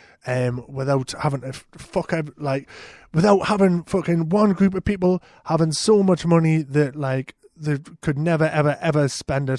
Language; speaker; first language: English; native; English